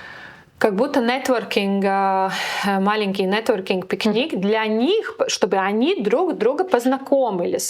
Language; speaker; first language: Russian; non-native, local second language; Latvian